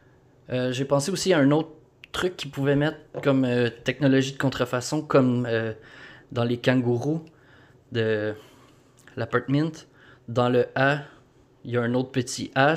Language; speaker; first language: French; native; French